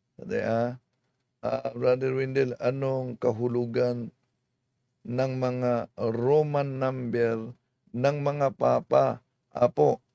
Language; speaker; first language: Filipino; non-native, local second language; Cebuano